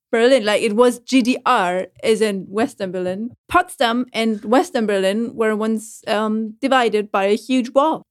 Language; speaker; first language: English; non-native, fluent; German